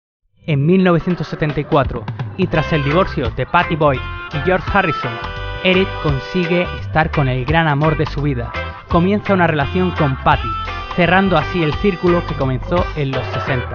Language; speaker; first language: Spanish; native; Spanish